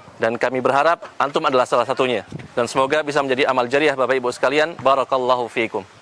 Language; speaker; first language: Indonesian; native; Indonesian